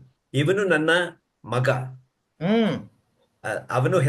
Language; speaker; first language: Kannada; non-native, learner; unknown